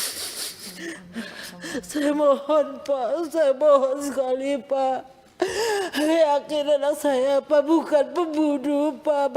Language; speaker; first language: Indonesian; non-native, local second language; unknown